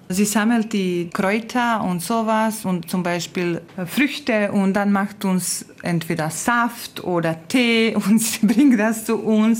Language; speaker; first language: German; non-native, fluent; Croatian